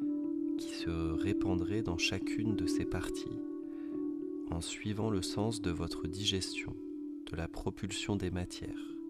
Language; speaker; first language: French; native; French